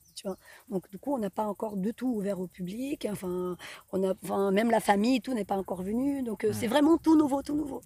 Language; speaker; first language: French; non-native, fluent; Portuguese